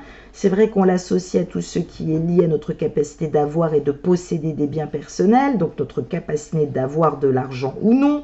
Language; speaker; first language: French; native; French